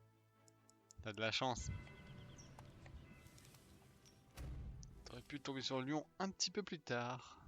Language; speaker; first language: French; native; French